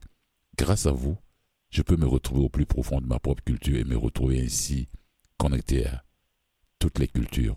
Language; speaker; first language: French; native; French